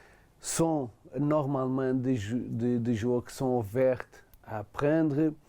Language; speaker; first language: French; non-native, learner; Portuguese